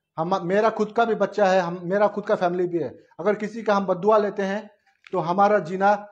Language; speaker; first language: Hindi; non-native, local second language; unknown